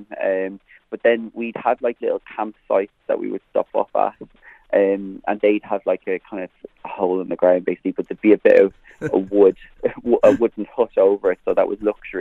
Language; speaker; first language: English; native; English